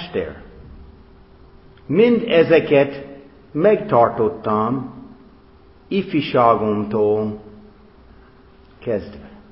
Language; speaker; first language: Hungarian; non-native, fluent; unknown